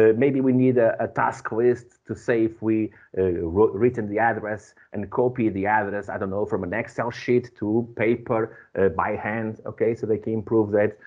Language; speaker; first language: English; non-native, fluent; Portuguese